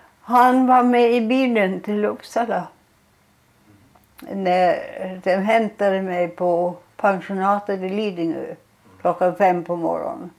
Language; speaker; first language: Swedish; non-native, fluent; German